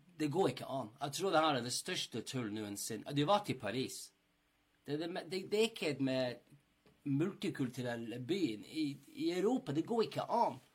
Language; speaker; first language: Norwegian; non-native, fluent; English